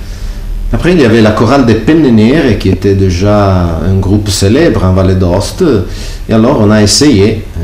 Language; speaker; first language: French; non-native, local second language; Italian